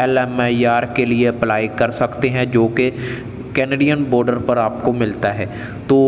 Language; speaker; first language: Hindi; non-native, local second language; Punjabi